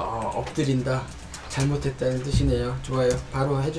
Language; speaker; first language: Korean; native; Korean